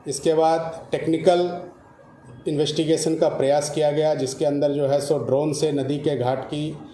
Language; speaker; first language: Hindi; non-native, local second language; Marathi